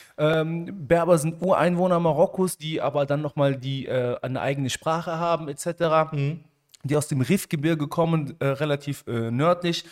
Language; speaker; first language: German; early bilingual, other home language; Arabic